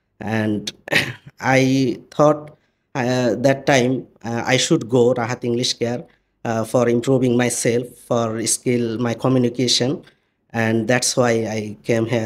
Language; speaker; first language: English; non-native, learner; Bangla